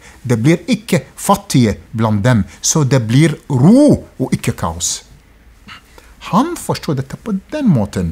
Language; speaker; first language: Norwegian; non-native, fluent; Arabic